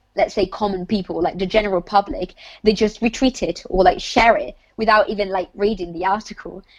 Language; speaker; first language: English; non-native, fluent; Italian